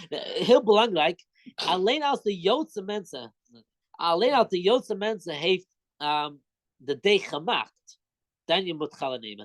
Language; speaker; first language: Dutch; non-native, fluent; English